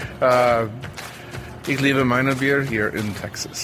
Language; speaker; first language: German; non-native, learner; English